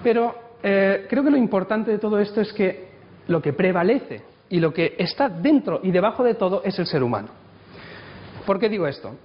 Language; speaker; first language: Spanish; non-native, local second language; Catalan